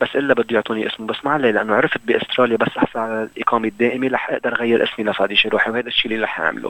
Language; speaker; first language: Arabic; native; Arabic